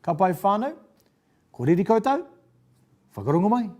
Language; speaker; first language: Māori; non-native, local second language; English